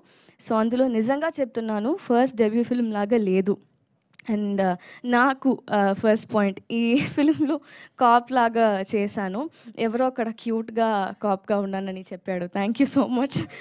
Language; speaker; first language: Telugu; non-native, learner; Tamil